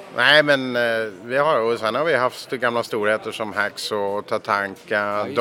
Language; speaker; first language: Swedish; non-native, fluent; English